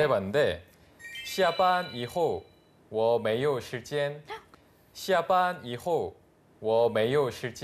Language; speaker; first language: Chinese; non-native, learner; Korean